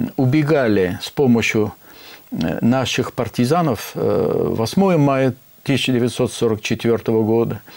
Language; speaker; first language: Russian; non-native, fluent; French